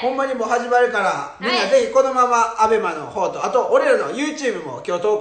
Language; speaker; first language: Japanese; native; Japanese